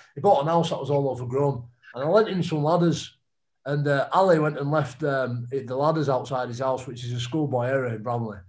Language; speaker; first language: English; native; English